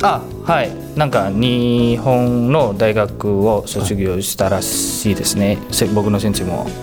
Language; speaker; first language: Japanese; non-native, fluent; Indonesian